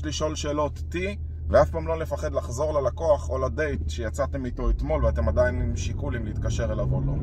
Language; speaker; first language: Hebrew; native; Hebrew